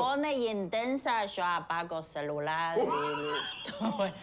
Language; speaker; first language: Spanish; non-native, fluent; Chinese